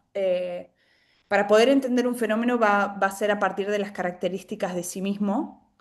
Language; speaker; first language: Spanish; native; Spanish